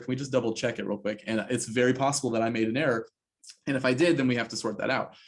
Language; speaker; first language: English; native; English